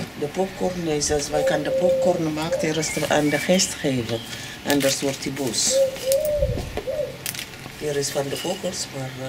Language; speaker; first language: Dutch; non-native, learner; Amharic